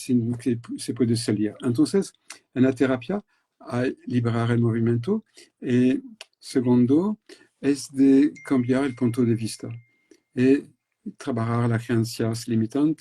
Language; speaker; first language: Spanish; non-native, fluent; French